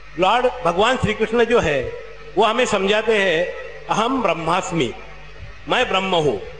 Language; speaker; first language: Hindi; non-native, local second language; Marathi